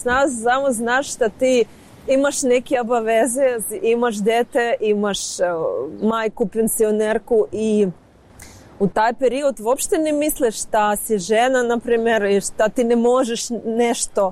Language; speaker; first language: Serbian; non-native, learner; Ukrainian